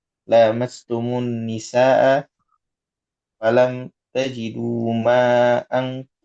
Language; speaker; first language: Arabic; non-native, learner; Indonesian